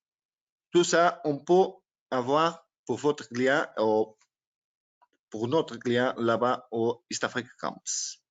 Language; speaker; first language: French; non-native, learner; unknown